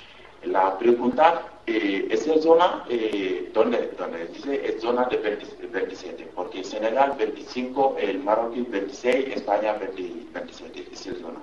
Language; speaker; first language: Spanish; non-native, learner; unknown